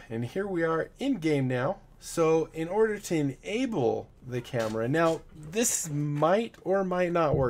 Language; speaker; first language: English; native; English